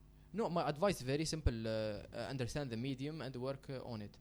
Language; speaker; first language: English; non-native, fluent; Arabic